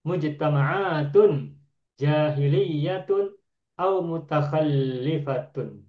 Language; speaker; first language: Arabic; non-native, fluent; Indonesian